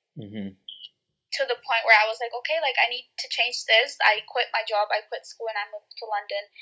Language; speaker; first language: English; early bilingual, other home language; Spanish